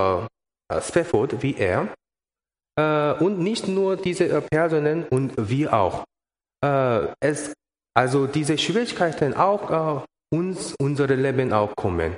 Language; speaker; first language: German; non-native, learner; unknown